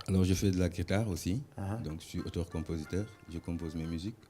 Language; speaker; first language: French; non-native, local second language; Wolof